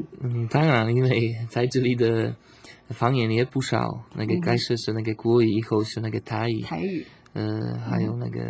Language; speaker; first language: Chinese; non-native, learner; Slovak